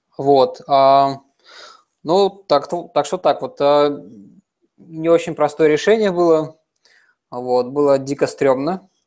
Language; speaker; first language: Russian; native; Russian